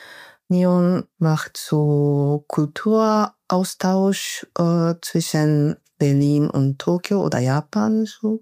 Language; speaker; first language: German; non-native, learner; Japanese